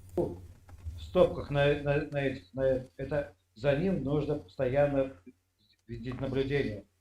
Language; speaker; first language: Russian; native; Russian